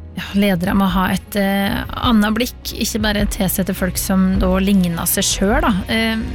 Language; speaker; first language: Norwegian; native; Norwegian